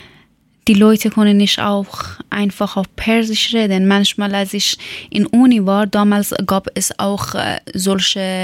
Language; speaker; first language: German; non-native, learner; Persian